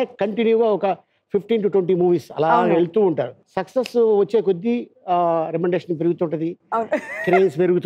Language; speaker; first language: Telugu; native; Telugu